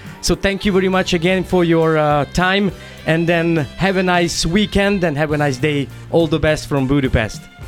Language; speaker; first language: English; non-native, fluent; Hungarian